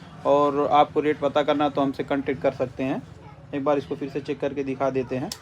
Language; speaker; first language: Hindi; native; Hindi